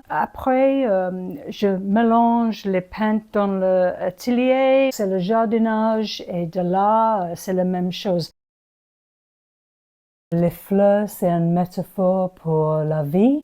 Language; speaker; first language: French; non-native, learner; English